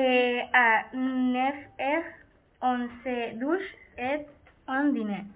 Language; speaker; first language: French; non-native, learner; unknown